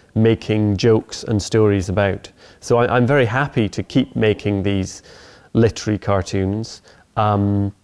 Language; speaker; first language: English; native; English